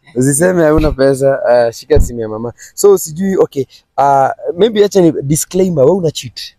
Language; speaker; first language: Swahili; native; Swahili